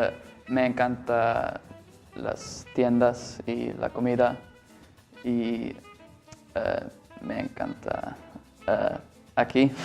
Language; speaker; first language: Spanish; non-native, learner; English